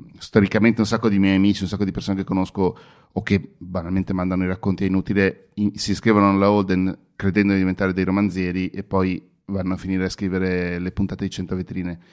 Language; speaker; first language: Italian; native; Italian